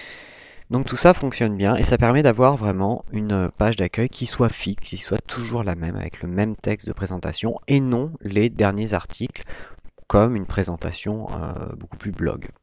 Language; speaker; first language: French; native; French